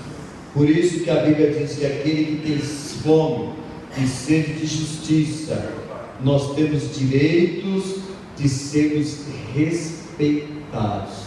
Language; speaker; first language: Portuguese; native; Portuguese